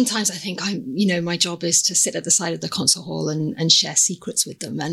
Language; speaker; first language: English; native; English